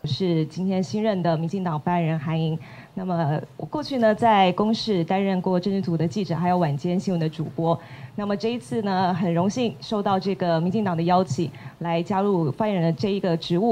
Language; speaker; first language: Chinese; native; Chinese